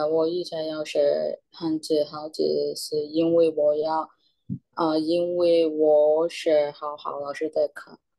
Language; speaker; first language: Chinese; non-native, learner; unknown